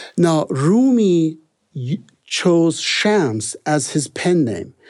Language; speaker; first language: English; non-native, fluent; Persian